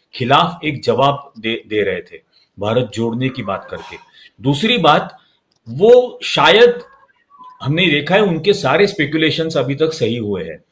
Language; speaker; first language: Hindi; non-native, local second language; Marathi